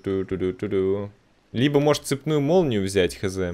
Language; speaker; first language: Russian; native; Russian